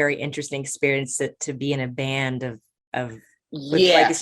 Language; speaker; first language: English; native; English